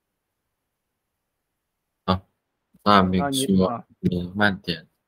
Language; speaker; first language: Chinese; non-native, learner; Vietnamese